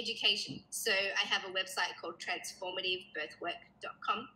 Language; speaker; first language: English; native; English